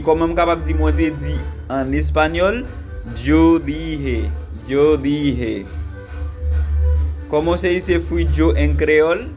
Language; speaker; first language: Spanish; non-native, fluent; Haitian Creole